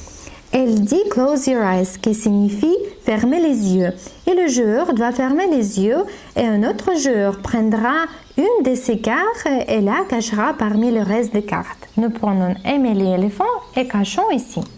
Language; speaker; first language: French; non-native, learner; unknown